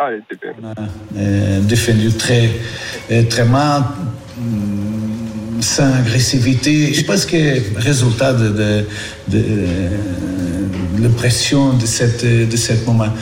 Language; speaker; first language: French; non-native, fluent; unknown